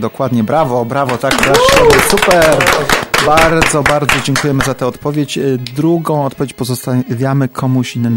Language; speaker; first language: Polish; native; Polish